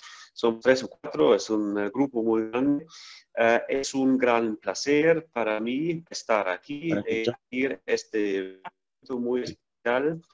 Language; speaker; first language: Spanish; non-native, fluent; German